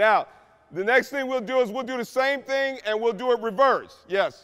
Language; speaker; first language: English; native; English